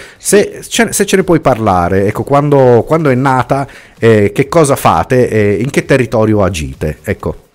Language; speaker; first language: Italian; native; Italian